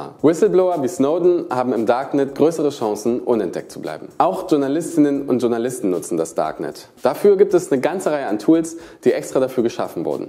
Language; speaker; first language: German; native; German